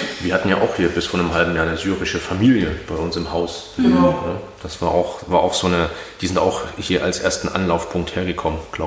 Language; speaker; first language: German; native; German